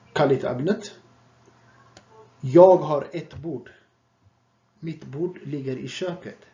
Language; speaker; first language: Swedish; non-native, fluent; Tigrinya